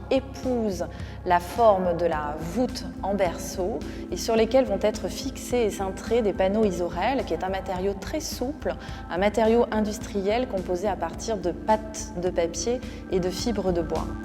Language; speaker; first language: French; native; French